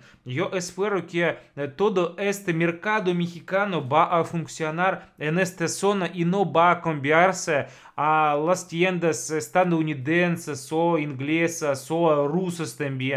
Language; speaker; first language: Spanish; non-native, fluent; Russian